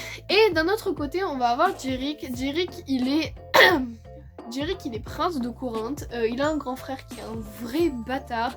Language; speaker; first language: French; native; French